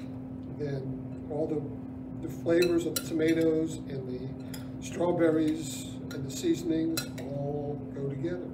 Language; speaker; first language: English; native; English